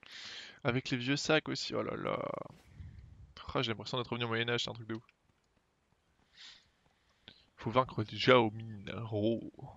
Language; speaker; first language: French; native; French